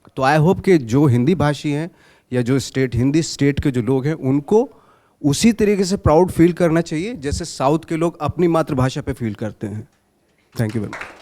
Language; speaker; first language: Hindi; native; Hindi